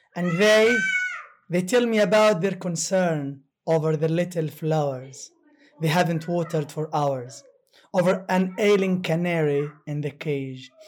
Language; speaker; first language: English; non-native, fluent; Arabic